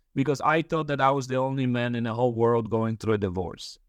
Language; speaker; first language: English; early bilingual, other home language; Polish